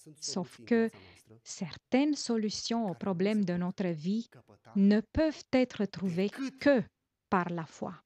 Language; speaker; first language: French; non-native, fluent; Romanian